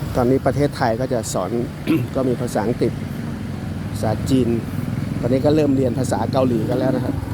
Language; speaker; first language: Thai; native; Thai